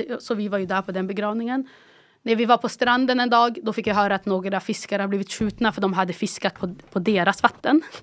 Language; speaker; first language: Swedish; early bilingual, other home language; Arabic